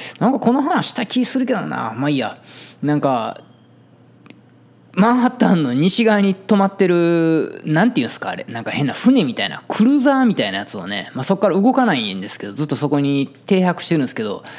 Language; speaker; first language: Japanese; native; Japanese